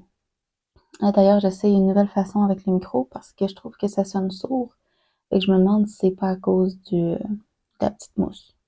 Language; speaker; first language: French; native; French